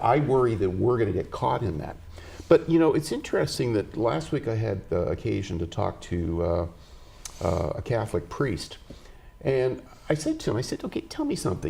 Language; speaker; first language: English; native; English